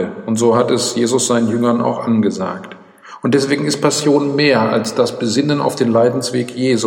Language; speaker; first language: German; native; German